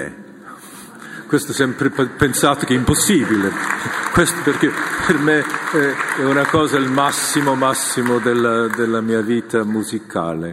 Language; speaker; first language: Italian; non-native, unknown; Korean